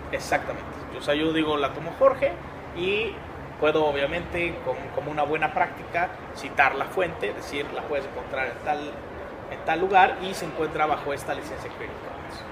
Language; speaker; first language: Spanish; native; Spanish